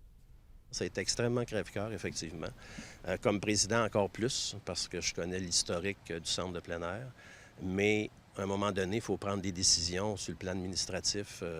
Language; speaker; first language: French; native; French